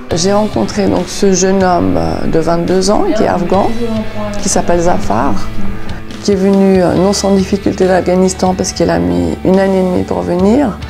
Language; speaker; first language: French; native; French